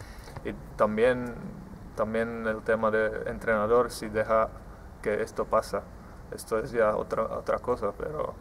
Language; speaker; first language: Spanish; non-native, fluent; Czech